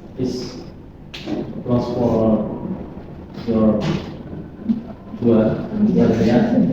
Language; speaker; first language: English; non-native, learner; Indonesian